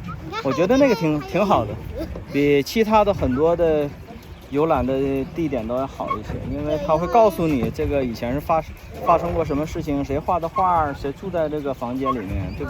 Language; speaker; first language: Chinese; native; Chinese